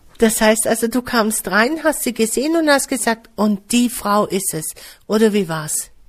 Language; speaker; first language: German; native; German